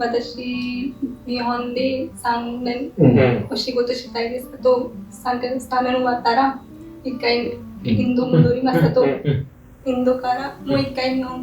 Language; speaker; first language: Japanese; non-native, learner; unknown